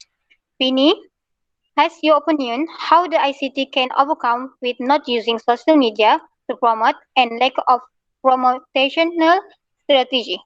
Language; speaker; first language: English; non-native, local second language; Malay